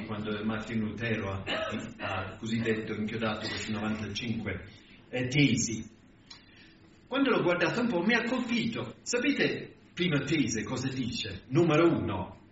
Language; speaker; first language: Italian; non-native, fluent; English